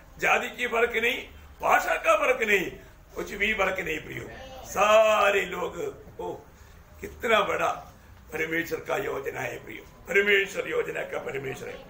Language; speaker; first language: Hindi; non-native, local second language; Malayalam